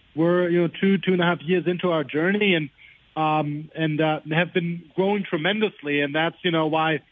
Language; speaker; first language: English; non-native, fluent; German